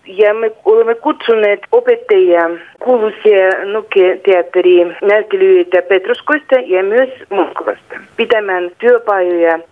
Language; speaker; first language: Finnish; non-native, fluent; Russian